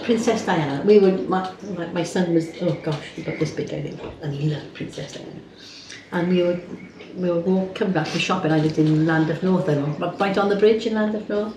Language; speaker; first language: English; native; English